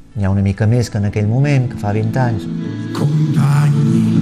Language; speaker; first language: Catalan; native; Catalan